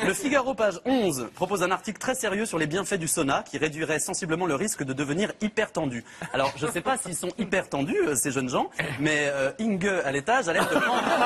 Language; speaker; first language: French; native; French